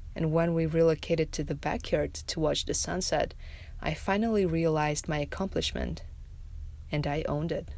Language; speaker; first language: English; non-native, fluent; Tajik